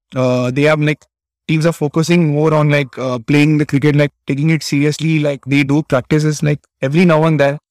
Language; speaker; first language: English; non-native, local second language; Tamil